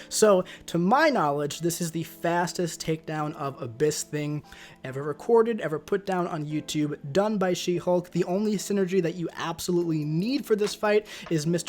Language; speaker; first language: English; native; English